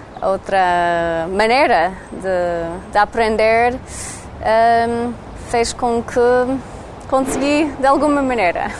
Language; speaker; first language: Portuguese; non-native, learner; English